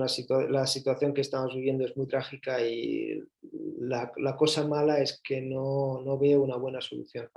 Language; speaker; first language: Spanish; early bilingual, heritage; Spanish